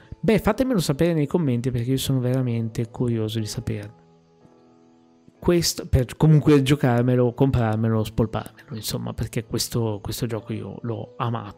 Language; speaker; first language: Italian; native; Italian